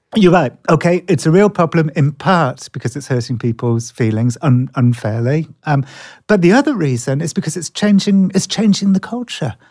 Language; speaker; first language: English; native; English